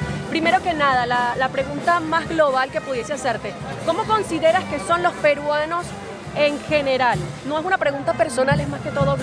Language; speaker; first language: Spanish; native; Spanish